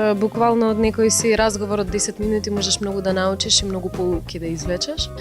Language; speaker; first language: Macedonian; early bilingual, other home language; Russian